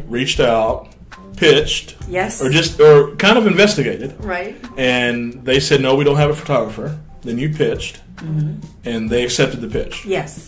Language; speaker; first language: English; native; English